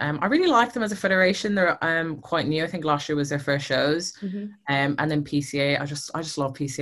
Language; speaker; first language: English; native; English